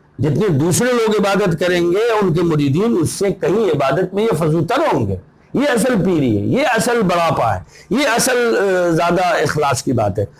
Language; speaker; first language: Urdu; native; Urdu